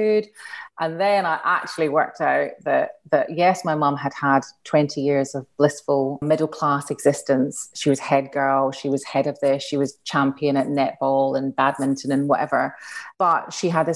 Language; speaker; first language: English; native; English